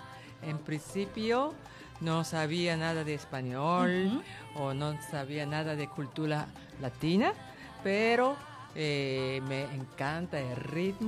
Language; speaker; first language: Spanish; non-native, learner; Japanese